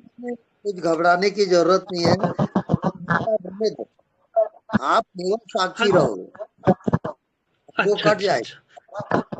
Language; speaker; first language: Hindi; native; Hindi